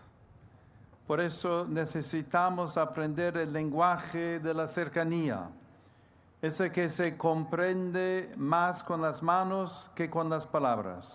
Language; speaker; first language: Spanish; non-native, fluent; English